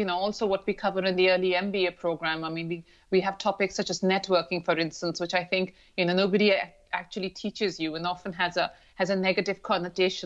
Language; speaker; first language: English; non-native, local second language; Urdu